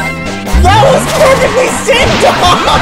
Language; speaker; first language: English; native; English